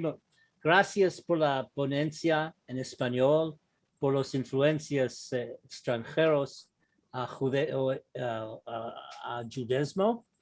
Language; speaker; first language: Spanish; non-native, learner; English